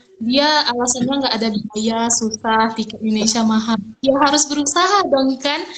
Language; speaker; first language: Indonesian; native; Indonesian